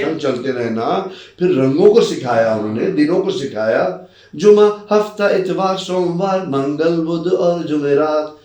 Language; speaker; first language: Urdu; native; Urdu